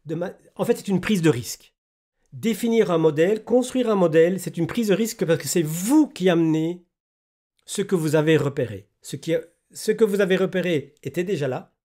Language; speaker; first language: French; native; French